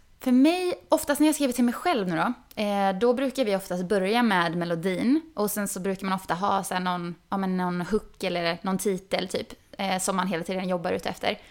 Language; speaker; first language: Swedish; native; Swedish